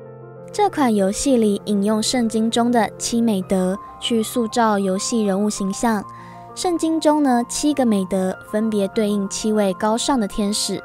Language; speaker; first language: Chinese; native; Chinese